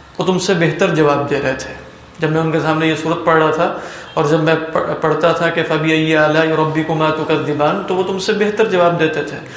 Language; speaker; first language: Urdu; native; Urdu